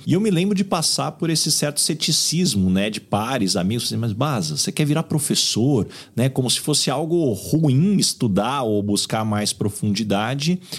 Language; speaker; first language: Portuguese; native; Portuguese